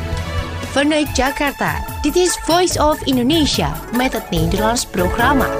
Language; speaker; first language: Dutch; non-native, fluent; Indonesian